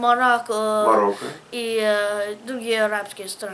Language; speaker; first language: Russian; early bilingual, heritage; English